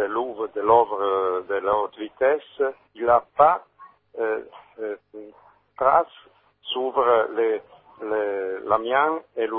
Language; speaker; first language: French; non-native, learner; Italian